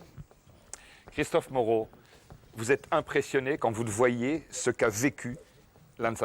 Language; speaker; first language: French; native; French